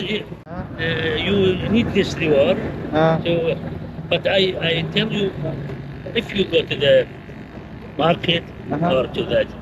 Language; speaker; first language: English; non-native, learner; Arabic